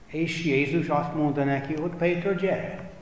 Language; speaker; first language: Hungarian; non-native, fluent; English